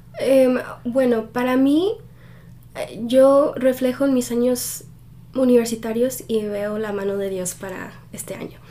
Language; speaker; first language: Spanish; early bilingual, heritage; Spanish